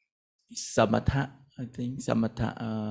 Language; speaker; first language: English; non-native, learner; Thai